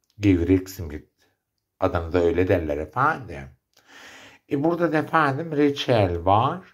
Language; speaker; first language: Turkish; native; Turkish